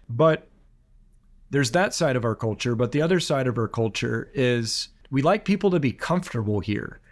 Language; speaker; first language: English; native; English